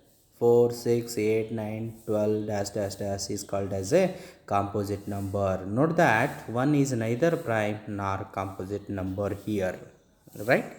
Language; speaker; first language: English; non-native, local second language; Kannada